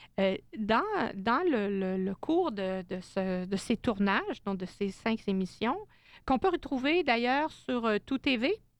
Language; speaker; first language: French; native; French